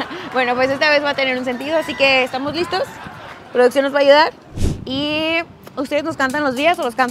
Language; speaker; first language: Spanish; native; Spanish